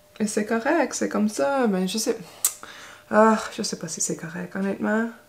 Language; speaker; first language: French; non-native, local second language; English